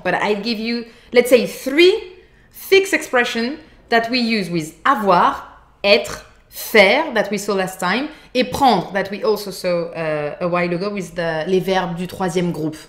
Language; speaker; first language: English; non-native, fluent; French